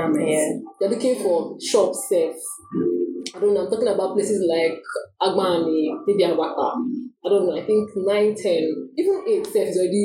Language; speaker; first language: English; non-native, local second language; Yoruba